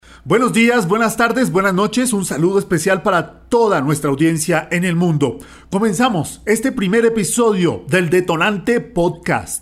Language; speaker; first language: Spanish; native; Spanish